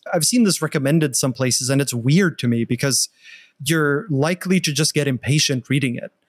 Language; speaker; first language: English; non-native, fluent; Norwegian